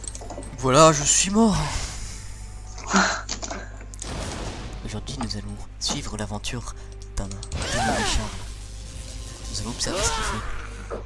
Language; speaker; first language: French; native; French